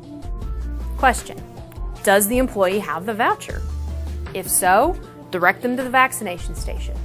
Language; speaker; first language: English; native; English